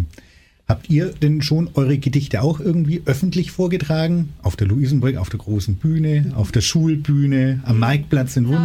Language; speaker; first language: German; native; German